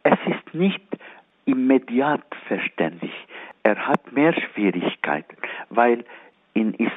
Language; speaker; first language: German; non-native, fluent; Arabic